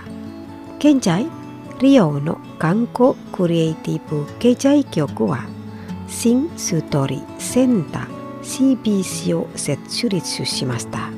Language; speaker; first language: Japanese; non-native, fluent; Indonesian